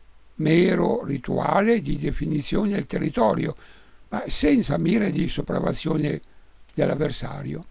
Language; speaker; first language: Italian; native; Italian